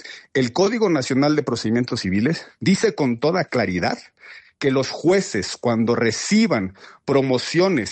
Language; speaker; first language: Spanish; native; Spanish